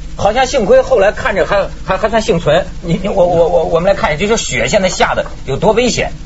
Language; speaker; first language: Chinese; native; Chinese